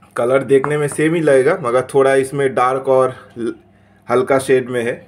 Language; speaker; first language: Hindi; non-native, local second language; Bangla